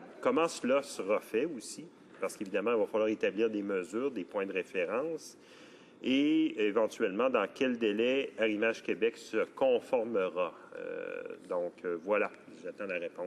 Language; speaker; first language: French; native; French